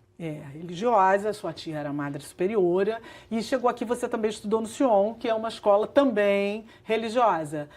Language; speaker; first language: Portuguese; native; Portuguese